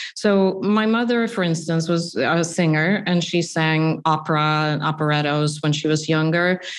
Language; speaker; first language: English; non-native, fluent; Swedish